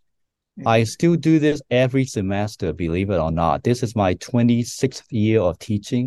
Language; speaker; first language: English; non-native, local second language; Cantonese